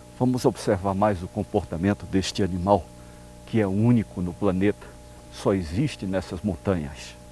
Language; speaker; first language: Portuguese; native; Portuguese